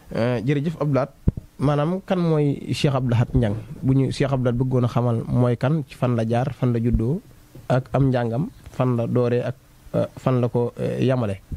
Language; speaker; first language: Wolof; native; Wolof